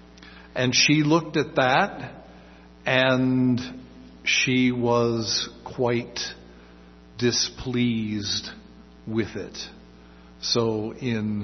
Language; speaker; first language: English; native; English